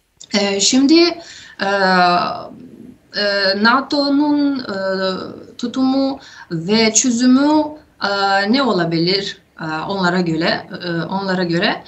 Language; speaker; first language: Turkish; non-native, fluent; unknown